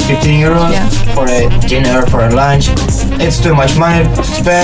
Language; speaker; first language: English; non-native, learner; Turkish